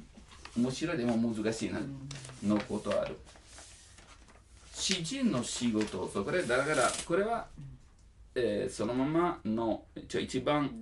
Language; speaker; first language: Japanese; non-native, learner; Italian